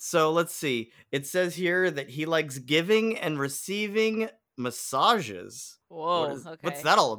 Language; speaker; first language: English; native; English